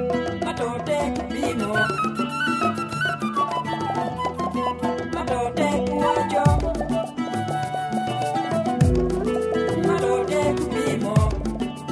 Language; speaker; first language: English; non-native, local second language; Luo (Kenya and Tanzania)